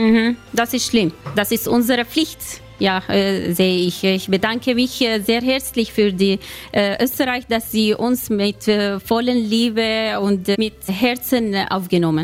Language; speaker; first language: German; non-native, learner; Arabic